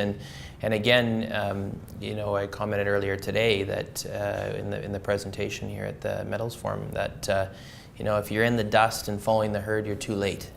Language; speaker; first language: English; native; English